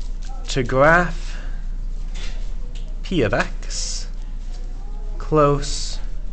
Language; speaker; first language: English; native; English